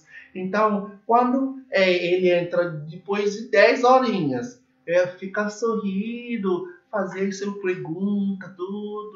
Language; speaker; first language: Portuguese; non-native, learner; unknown